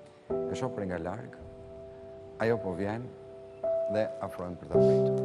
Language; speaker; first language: Albanian; native; Albanian